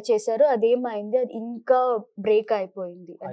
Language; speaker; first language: Telugu; non-native, local second language; Kannada